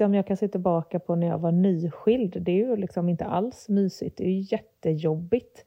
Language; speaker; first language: Swedish; native; Swedish